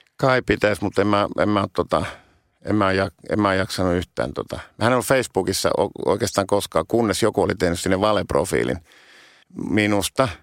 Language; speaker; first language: Finnish; native; Finnish